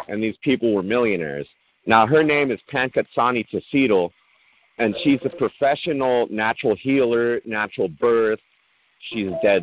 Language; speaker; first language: English; native; English